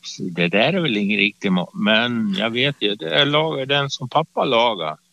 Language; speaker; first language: Swedish; native; Swedish